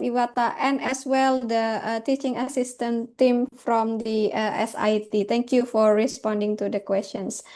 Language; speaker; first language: English; non-native, fluent; Indonesian